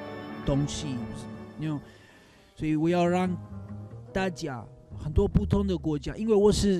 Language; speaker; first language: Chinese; non-native, learner; Spanish